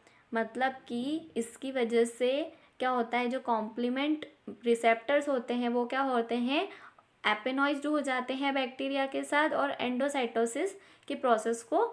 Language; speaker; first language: Hindi; native; Hindi